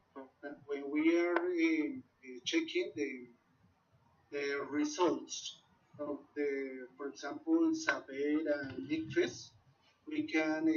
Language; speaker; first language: English; non-native, learner; Spanish